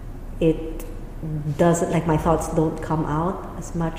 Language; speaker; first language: English; native; English